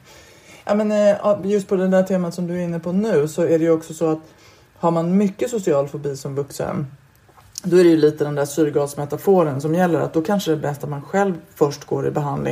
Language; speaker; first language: Swedish; native; Swedish